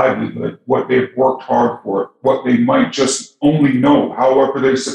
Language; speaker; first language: English; native; English